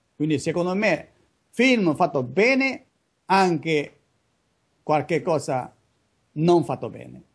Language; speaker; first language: Italian; non-native, learner; Chinese